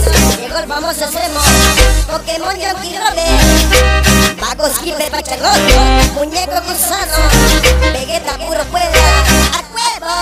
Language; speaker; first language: Spanish; native; Spanish